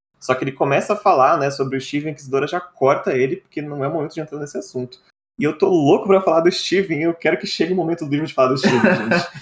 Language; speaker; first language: Portuguese; native; Portuguese